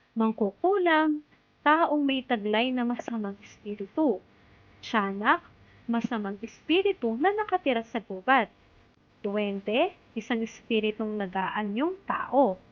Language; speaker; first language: Filipino; native; Filipino